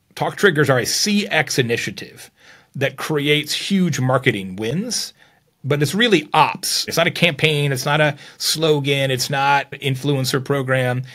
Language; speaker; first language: English; native; English